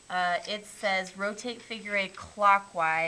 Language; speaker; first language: English; native; English